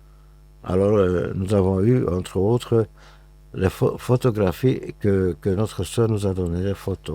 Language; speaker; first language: French; non-native, fluent; Hungarian